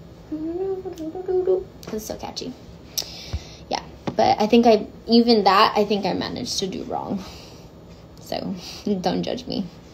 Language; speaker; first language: English; early bilingual, other home language; Spanish